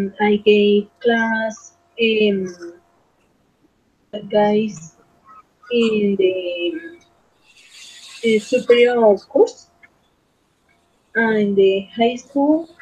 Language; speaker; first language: English; non-native, learner; Spanish